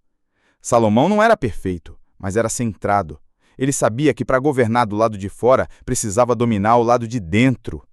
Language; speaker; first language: Portuguese; native; Portuguese